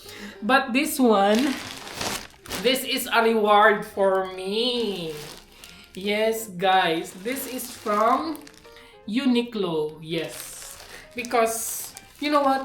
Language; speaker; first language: English; non-native, local second language; Filipino